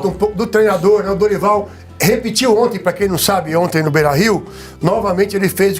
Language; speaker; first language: Portuguese; native; Portuguese